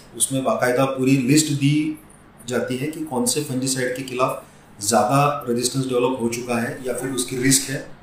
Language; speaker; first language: Hindi; non-native, local second language; Marathi